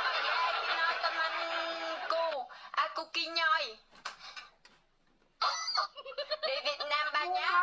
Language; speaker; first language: Indonesian; non-native, learner; Vietnamese